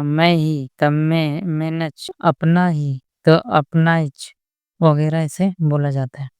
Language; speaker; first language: Urdu; native; Urdu